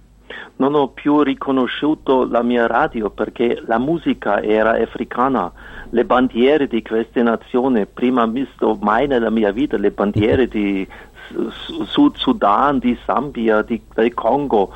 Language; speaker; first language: Italian; non-native, fluent; German